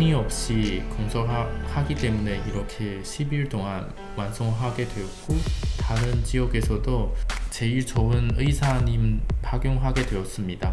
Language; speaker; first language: Korean; non-native, learner; Chinese